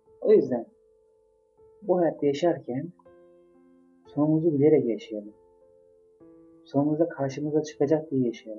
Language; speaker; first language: Turkish; native; Turkish